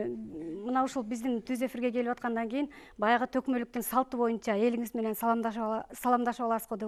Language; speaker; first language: Kyrgyz; native; Kyrgyz